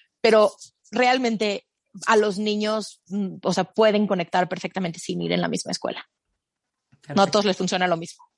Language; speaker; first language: Spanish; native; Spanish